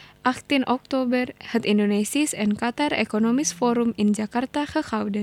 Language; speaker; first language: Dutch; non-native, learner; Indonesian